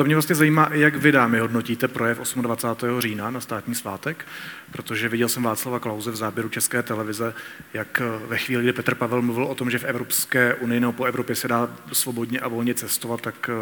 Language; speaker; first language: Czech; native; Czech